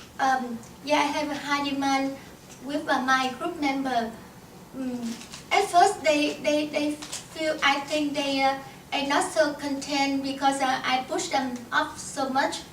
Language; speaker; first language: English; non-native, learner; Vietnamese